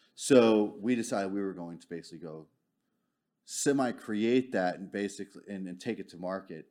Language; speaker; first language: English; native; English